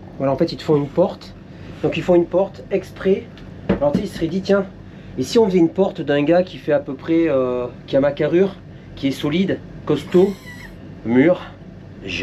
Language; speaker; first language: French; native; French